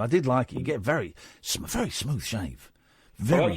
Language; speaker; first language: English; native; English